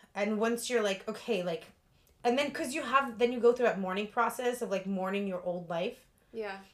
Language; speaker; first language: English; early bilingual, other home language; Russian